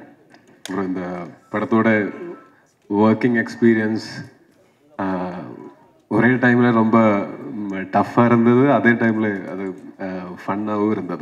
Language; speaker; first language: Tamil; non-native, learner; Malayalam